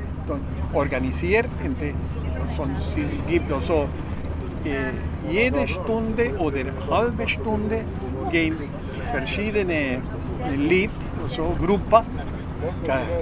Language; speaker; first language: German; early bilingual, heritage; German